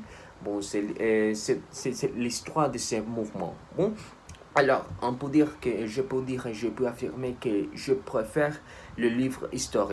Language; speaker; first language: French; non-native, learner; Spanish